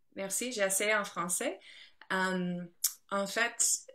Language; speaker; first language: French; non-native, learner; English